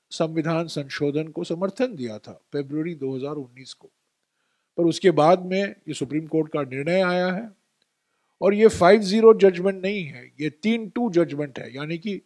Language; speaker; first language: Hindi; non-native, local second language; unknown